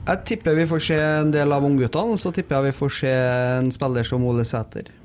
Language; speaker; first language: Norwegian; native; Norwegian